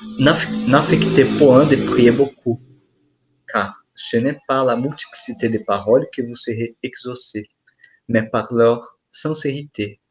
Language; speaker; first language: French; non-native, fluent; Portuguese